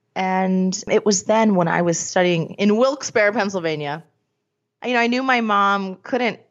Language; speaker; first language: English; native; English